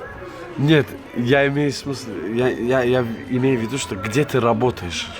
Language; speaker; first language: Russian; non-native, learner; Azerbaijani